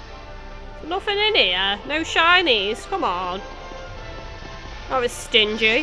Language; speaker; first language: English; native; English